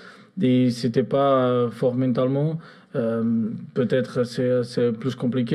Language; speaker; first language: French; non-native, fluent; Portuguese